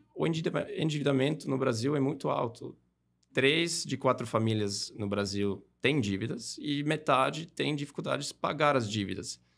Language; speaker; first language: Portuguese; non-native, fluent; German